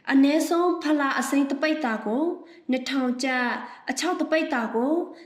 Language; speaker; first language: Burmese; non-native, local second language; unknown